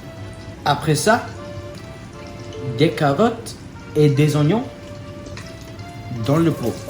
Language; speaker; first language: French; non-native, learner; English